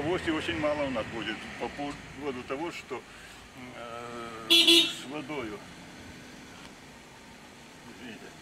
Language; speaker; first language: Russian; native; Russian